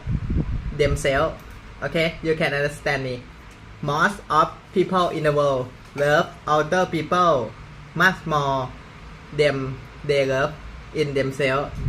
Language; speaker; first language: English; non-native, learner; Thai